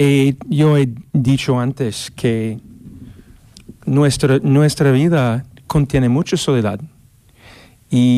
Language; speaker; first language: Spanish; non-native, fluent; English